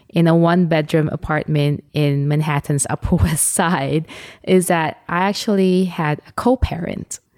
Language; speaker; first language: English; non-native, local second language; Filipino